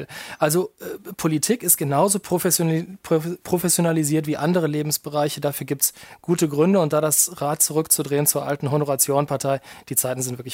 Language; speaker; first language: German; native; German